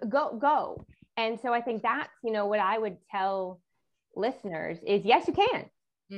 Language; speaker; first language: English; native; English